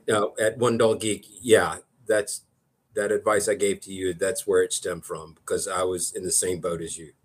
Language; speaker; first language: English; native; English